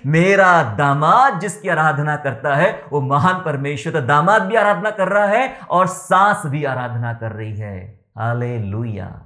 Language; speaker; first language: Hindi; non-native, local second language; Marathi